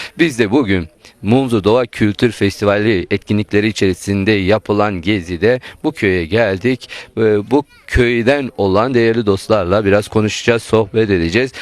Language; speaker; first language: Turkish; non-native, local second language; Zaza